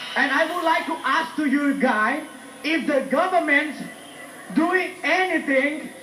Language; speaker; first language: English; non-native, fluent; Thai